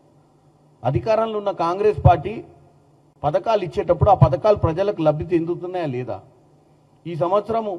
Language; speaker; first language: Telugu; native; Telugu